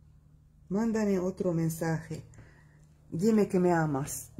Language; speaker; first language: Spanish; non-native, fluent; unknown